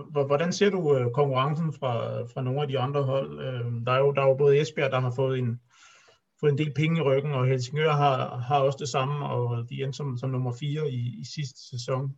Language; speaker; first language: Danish; native; Danish